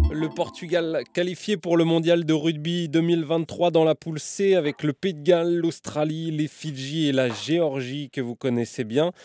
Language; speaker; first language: French; native; French